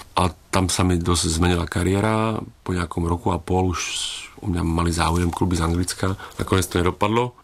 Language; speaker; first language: Slovak; native; Slovak